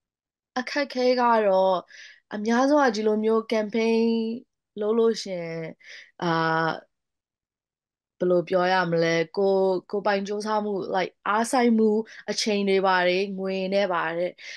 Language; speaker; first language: Burmese; non-native, local second language; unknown